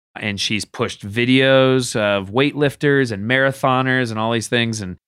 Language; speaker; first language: English; native; English